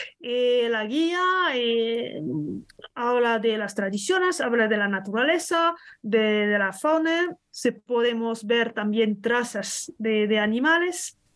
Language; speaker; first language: Spanish; non-native, learner; French